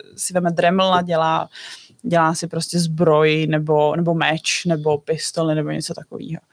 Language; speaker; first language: Czech; native; Czech